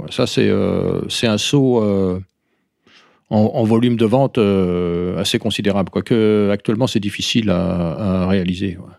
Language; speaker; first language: French; native; French